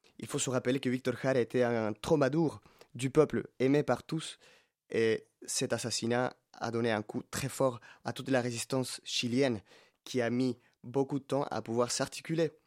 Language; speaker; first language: French; non-native, fluent; Spanish